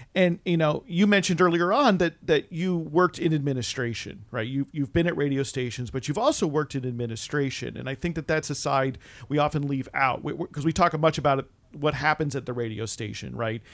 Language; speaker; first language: English; native; English